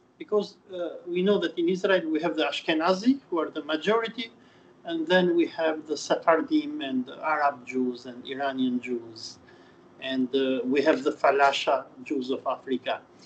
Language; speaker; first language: English; non-native, fluent; Albanian